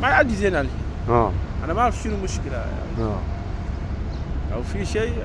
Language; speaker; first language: Arabic; non-native, learner; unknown